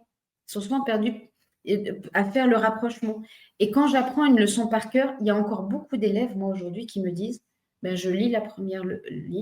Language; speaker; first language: French; native; French